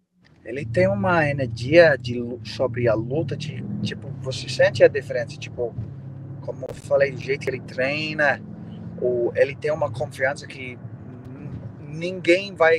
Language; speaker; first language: Portuguese; non-native, fluent; English